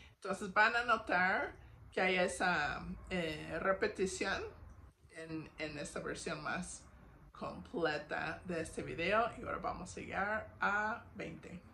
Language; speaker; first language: Spanish; non-native, fluent; English